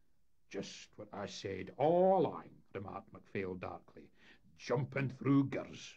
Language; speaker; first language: English; native; English